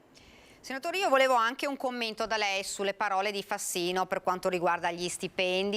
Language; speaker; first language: Italian; native; Italian